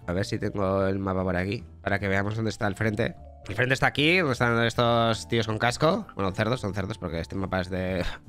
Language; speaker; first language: Spanish; native; Spanish